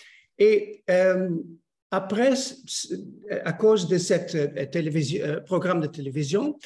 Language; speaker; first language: French; non-native, learner; Dutch